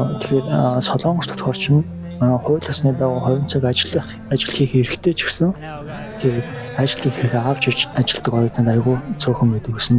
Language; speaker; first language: Mongolian; native; Mongolian